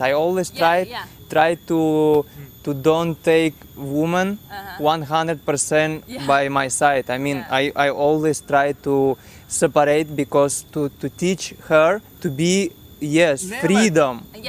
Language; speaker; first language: English; non-native, learner; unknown